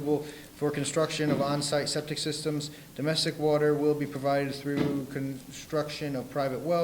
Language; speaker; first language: English; native; English